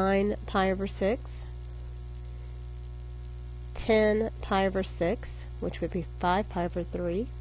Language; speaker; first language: English; native; English